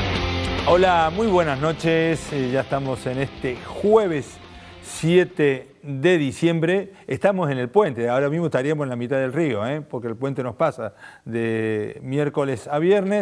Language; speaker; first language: Spanish; native; Spanish